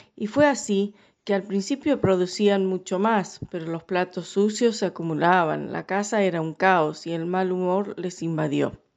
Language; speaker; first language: Spanish; non-native, fluent; English